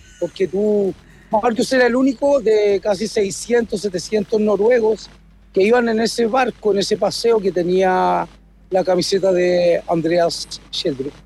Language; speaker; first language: Spanish; native; Spanish